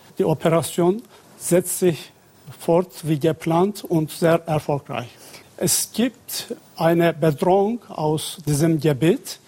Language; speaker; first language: German; non-native, fluent; Turkish